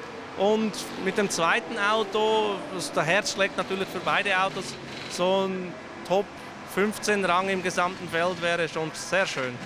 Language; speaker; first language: German; native; German